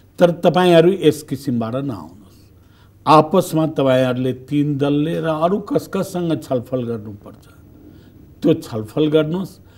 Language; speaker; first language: Nepali; non-native, local second language; Bhojpuri